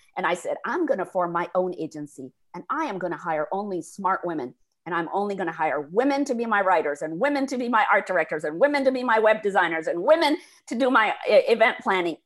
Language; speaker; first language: English; early bilingual, other home language; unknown